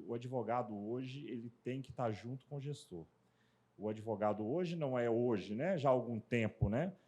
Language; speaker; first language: Portuguese; native; Portuguese